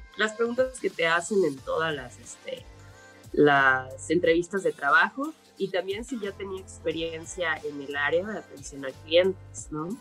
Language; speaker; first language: Spanish; native; Spanish